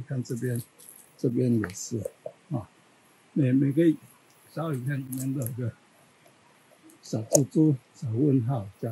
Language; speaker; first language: Chinese; native; Chinese